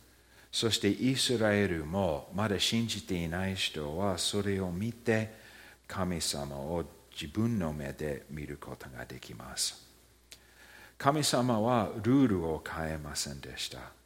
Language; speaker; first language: Japanese; early bilingual, heritage; Japanese